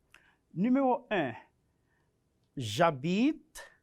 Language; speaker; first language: French; non-native, fluent; Spanish